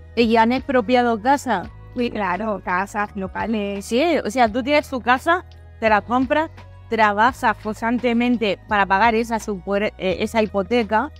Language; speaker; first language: Spanish; native; Spanish